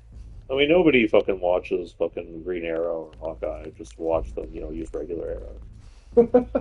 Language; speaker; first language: English; native; English